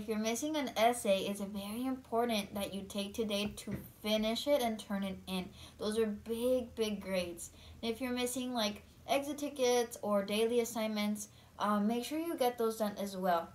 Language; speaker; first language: English; early bilingual, other home language; Spanish